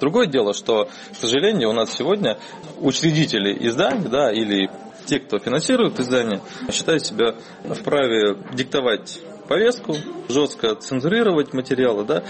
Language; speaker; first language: Russian; native; Russian